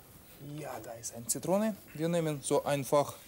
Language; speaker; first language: German; non-native, learner; Russian